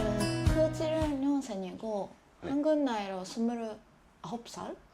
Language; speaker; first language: Korean; non-native, fluent; Japanese